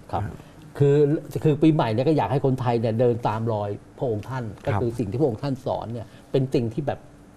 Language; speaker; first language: Thai; native; Thai